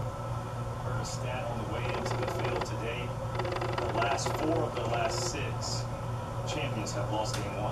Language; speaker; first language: English; native; English